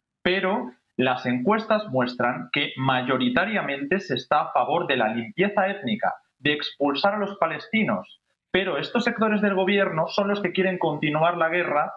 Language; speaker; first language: Spanish; native; Spanish